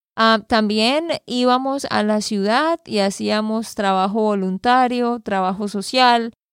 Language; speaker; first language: Spanish; native; Spanish